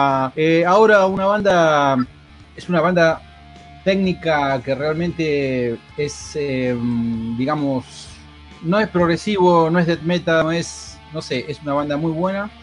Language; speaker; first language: Spanish; native; Spanish